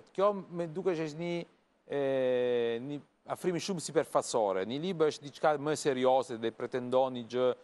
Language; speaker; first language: Albanian; non-native, learner; Italian